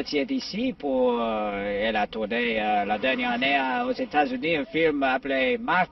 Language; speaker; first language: French; non-native, learner; English